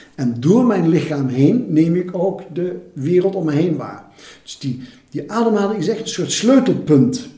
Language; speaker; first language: Dutch; native; Dutch